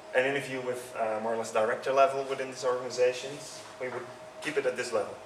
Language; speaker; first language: English; non-native, fluent; Dutch